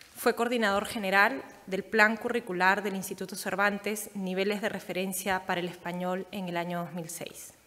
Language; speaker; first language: Spanish; native; Spanish